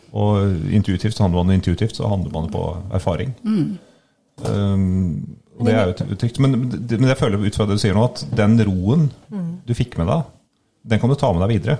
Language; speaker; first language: Norwegian; native; Norwegian